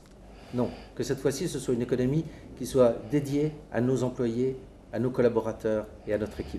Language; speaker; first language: French; native; French